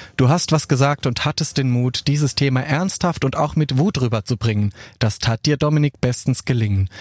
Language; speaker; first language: German; native; German